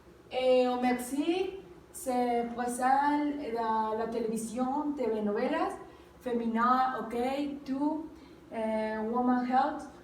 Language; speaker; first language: French; non-native, learner; Spanish